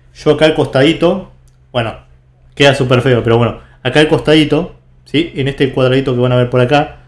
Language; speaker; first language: Spanish; native; Spanish